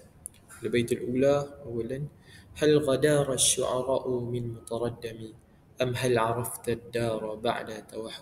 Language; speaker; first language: Arabic; non-native, learner; Malay